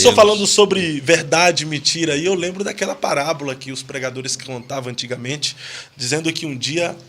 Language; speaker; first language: Portuguese; native; Portuguese